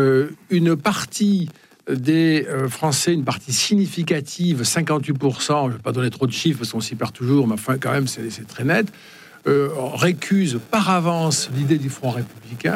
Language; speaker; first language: French; native; French